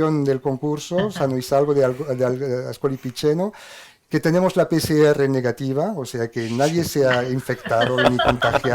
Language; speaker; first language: Spanish; non-native, fluent; French